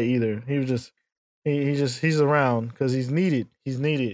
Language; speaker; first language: English; native; English